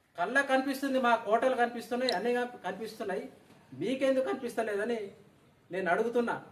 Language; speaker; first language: Telugu; non-native, local second language; Gondi